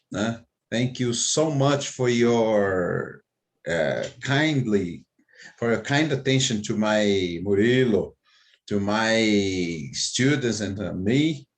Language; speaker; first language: English; non-native, fluent; Portuguese